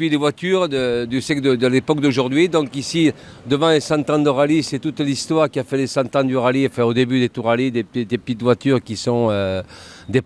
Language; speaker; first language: French; native; French